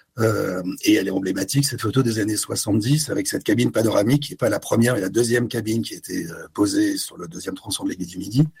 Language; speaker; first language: French; native; French